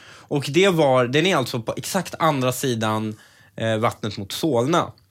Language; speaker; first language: Swedish; early bilingual, other home language; Persian